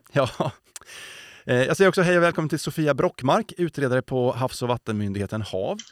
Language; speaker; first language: Swedish; native; Swedish